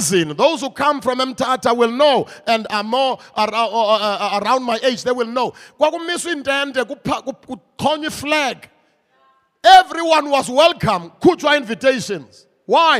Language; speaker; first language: English; non-native, local second language; Xhosa